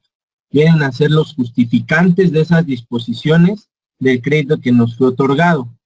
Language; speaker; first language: Spanish; native; Spanish